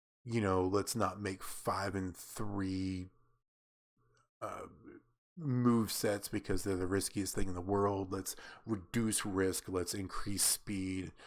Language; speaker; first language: English; native; English